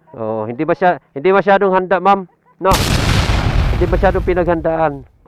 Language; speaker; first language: Filipino; native; Filipino